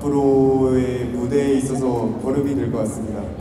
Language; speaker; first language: Korean; native; Korean